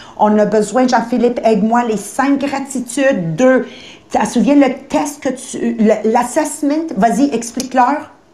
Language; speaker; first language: French; native; French